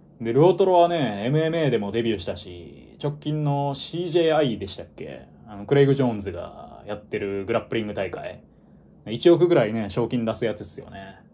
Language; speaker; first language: Japanese; native; Japanese